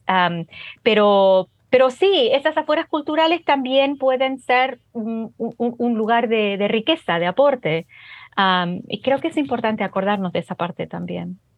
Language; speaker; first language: Spanish; early bilingual, heritage; Spanish